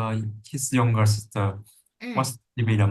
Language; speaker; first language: English; non-native, learner; Vietnamese